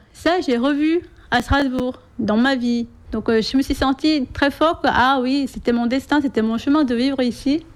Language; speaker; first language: French; non-native, fluent; Korean